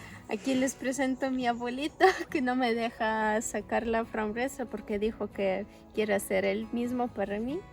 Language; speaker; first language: Spanish; non-native, local second language; Russian